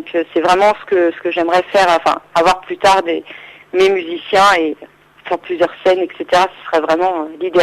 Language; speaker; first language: French; native; French